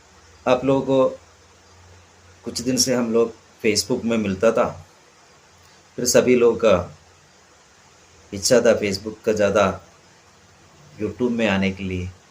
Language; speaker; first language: Hindi; non-native, local second language; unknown